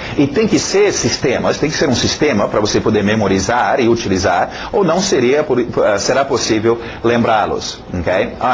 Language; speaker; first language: Portuguese; non-native, fluent; English